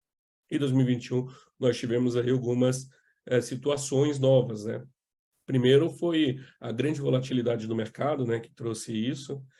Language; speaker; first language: Portuguese; native; Portuguese